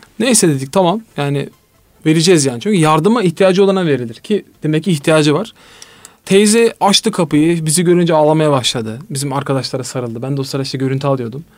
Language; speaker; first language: Turkish; native; Turkish